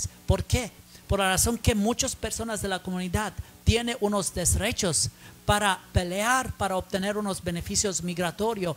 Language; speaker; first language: Spanish; non-native, learner; English